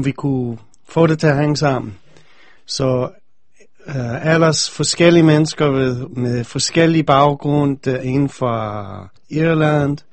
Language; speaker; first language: Danish; non-native, fluent; English